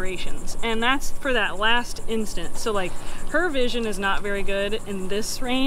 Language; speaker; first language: English; native; English